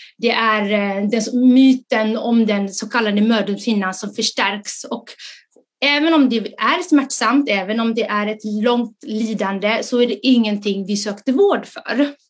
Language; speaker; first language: Swedish; early bilingual, other home language; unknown